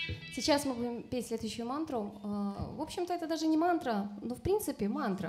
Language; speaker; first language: Russian; native; Russian